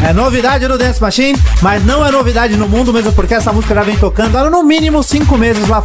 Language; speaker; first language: Portuguese; native; Portuguese